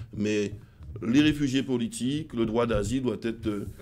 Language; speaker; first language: French; native; French